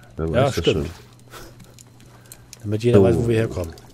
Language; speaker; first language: German; native; German